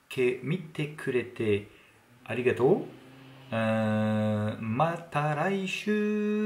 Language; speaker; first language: Japanese; non-native, learner; French